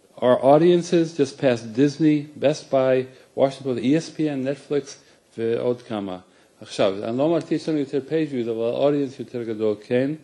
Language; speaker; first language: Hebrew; non-native, fluent; English